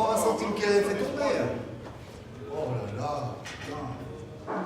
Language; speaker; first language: French; native; French